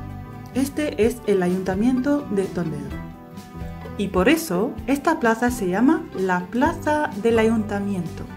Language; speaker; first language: Spanish; non-native, fluent; Arabic